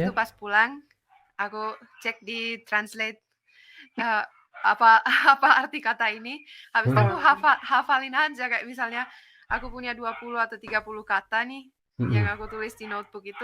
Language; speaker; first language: Indonesian; non-native, fluent; Finnish